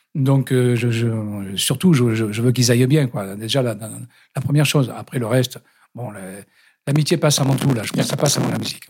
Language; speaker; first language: French; native; French